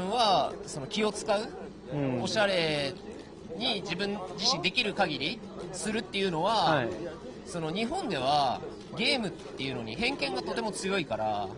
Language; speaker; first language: Japanese; native; Japanese